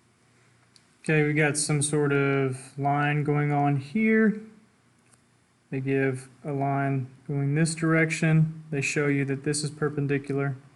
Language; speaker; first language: English; native; English